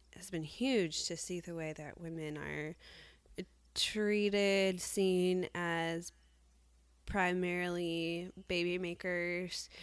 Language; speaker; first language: English; native; English